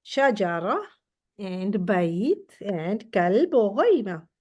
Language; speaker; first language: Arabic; non-native, fluent; Urdu